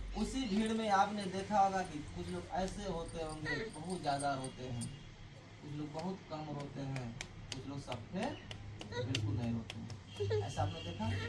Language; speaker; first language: Hindi; native; Hindi